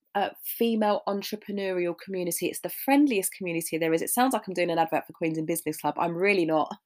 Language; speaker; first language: English; native; English